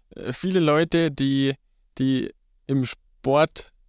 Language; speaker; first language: German; native; German